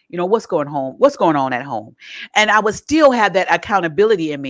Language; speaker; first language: English; native; English